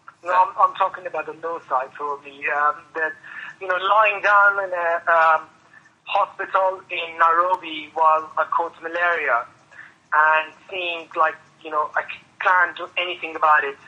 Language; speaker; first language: English; non-native, fluent; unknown